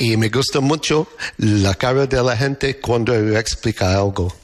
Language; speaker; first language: Spanish; non-native, fluent; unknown